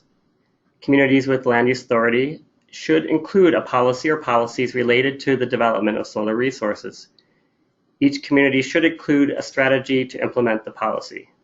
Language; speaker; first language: English; native; English